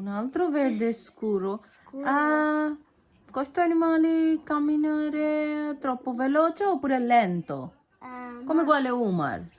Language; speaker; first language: Italian; early bilingual, other home language; Bangla